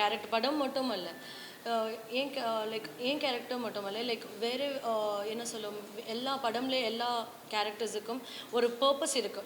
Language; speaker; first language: Tamil; non-native, learner; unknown